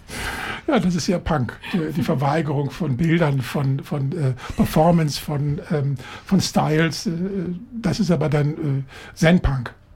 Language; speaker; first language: German; native; German